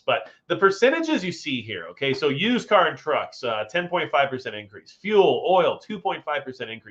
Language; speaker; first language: English; native; English